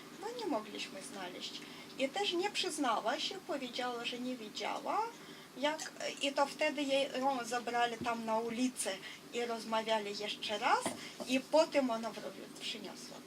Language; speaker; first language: Polish; non-native, fluent; Russian